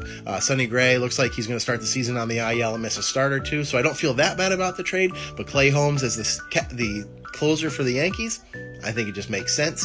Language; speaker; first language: English; native; English